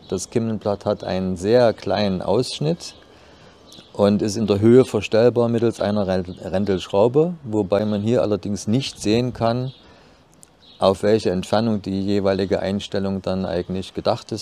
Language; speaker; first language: German; native; German